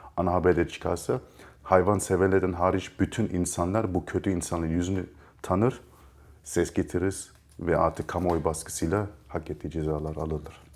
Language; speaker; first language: Turkish; early bilingual, heritage; Turkish